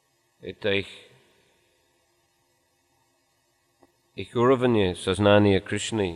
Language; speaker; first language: Russian; non-native, fluent; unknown